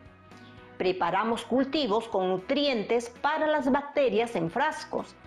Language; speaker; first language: Spanish; native; Spanish